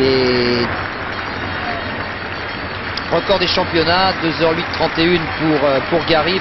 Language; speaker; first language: French; native; French